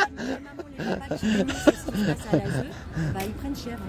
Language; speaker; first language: French; native; French